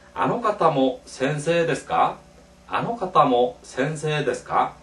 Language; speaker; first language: Japanese; non-native, fluent; Korean